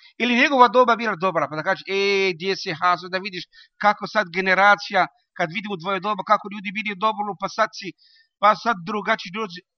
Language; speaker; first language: Bosnian; non-native, learner; Arabic